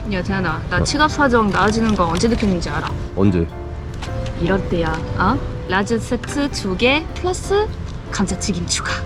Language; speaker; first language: Korean; non-native, fluent; French